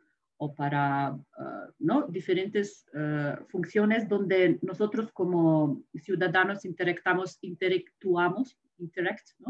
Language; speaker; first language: Spanish; non-native, fluent; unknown